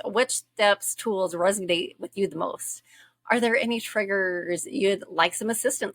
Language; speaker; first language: English; native; English